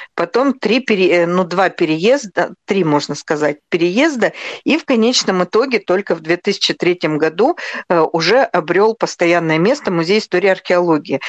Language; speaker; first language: Russian; native; Russian